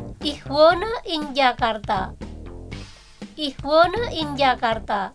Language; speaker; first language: German; non-native, fluent; Indonesian